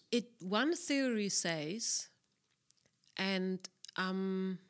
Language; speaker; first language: English; non-native, fluent; Czech